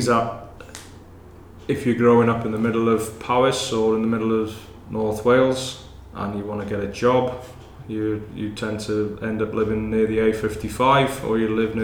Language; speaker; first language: English; native; English